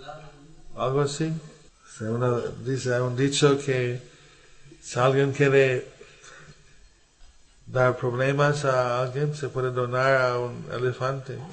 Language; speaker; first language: Spanish; non-native, learner; English